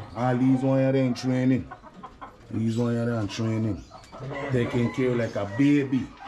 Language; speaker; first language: English; early bilingual, other home language; Spanish